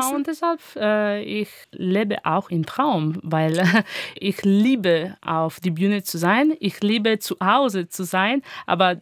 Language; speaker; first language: German; non-native, learner; Italian